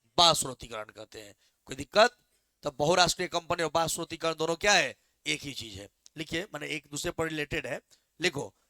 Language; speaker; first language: Hindi; native; Hindi